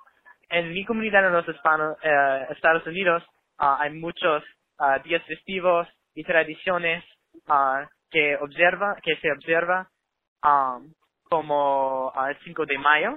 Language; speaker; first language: Spanish; non-native, learner; English